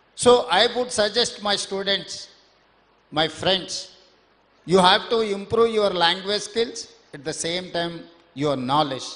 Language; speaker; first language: English; non-native, local second language; Telugu